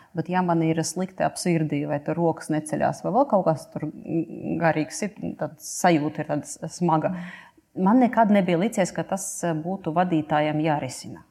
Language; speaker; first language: Latvian; non-native, local second language; Russian